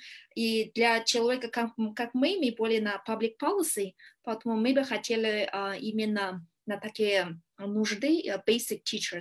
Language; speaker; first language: Russian; non-native, learner; Kyrgyz